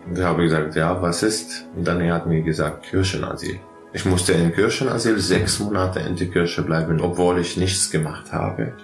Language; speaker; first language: German; non-native, fluent; Arabic